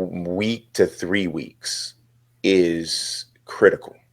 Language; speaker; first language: English; native; English